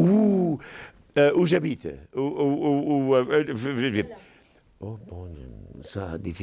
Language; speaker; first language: French; non-native, fluent; German